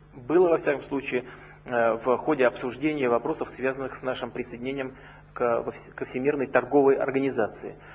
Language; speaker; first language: Russian; native; Russian